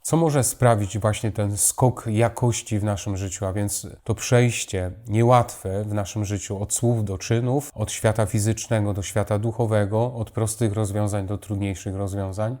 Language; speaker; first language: Polish; native; Polish